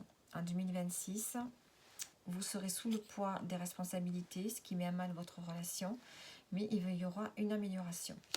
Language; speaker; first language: French; native; French